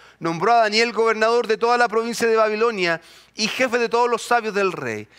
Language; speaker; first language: Spanish; native; Spanish